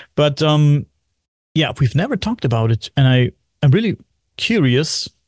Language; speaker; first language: English; non-native, fluent; German